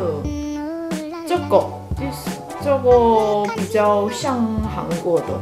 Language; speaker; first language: Chinese; non-native, fluent; Korean